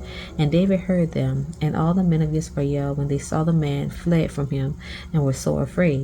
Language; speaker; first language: English; native; English